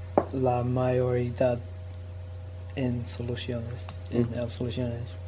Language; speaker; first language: Spanish; non-native, learner; English